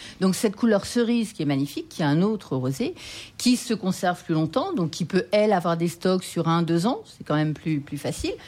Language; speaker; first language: French; native; French